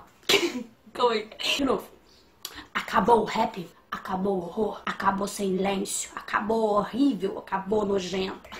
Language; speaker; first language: Portuguese; native; Portuguese